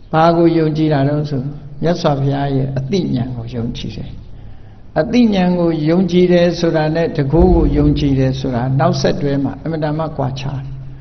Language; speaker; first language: Burmese; native; Burmese